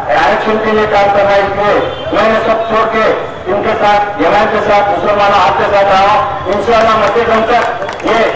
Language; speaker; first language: Hindi; non-native, local second language; Urdu